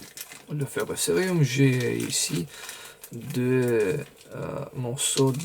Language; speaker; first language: French; non-native, fluent; Romanian